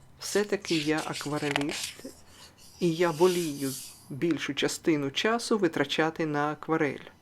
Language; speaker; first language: Ukrainian; non-native, local second language; Russian